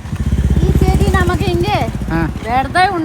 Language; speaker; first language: Malayalam; non-native, learner; Nepali